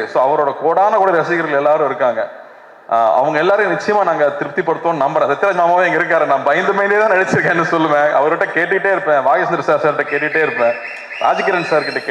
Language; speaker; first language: Tamil; native; Tamil